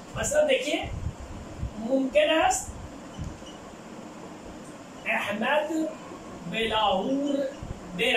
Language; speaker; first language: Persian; non-native, fluent; Urdu